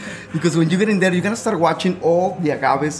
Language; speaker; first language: English; non-native, fluent; Spanish